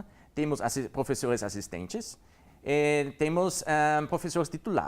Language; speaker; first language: Portuguese; non-native, learner; German